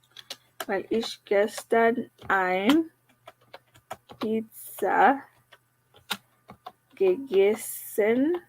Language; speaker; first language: German; non-native, learner; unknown